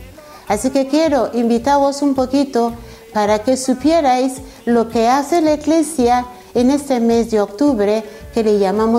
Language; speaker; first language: Spanish; non-native, fluent; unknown